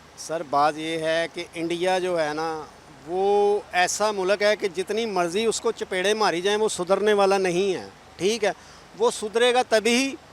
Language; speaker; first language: Urdu; non-native, local second language; Punjabi